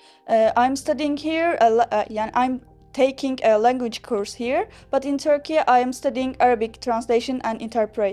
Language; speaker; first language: English; non-native, learner; Turkish